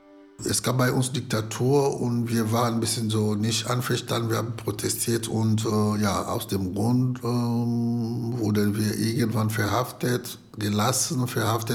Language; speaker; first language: German; non-native, fluent; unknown